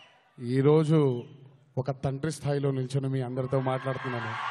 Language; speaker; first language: Telugu; native; Telugu